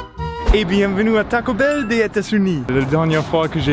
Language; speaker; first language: French; non-native, learner; English